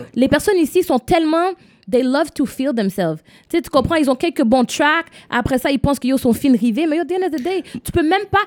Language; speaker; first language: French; non-native, local second language; English